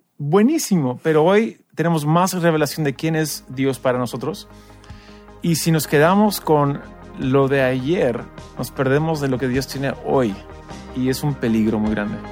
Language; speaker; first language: Spanish; early bilingual, other home language; English